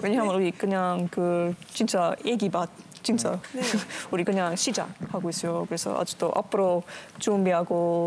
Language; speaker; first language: Korean; non-native, learner; English